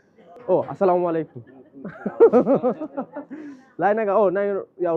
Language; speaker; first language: Chinese; non-native, fluent; Bangla